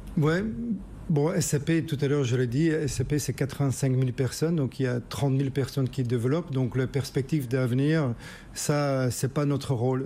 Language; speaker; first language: French; non-native, fluent; Dutch